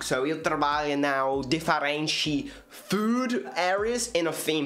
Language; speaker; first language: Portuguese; non-native, learner; English